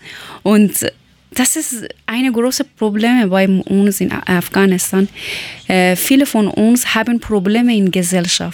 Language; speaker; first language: German; non-native, learner; Persian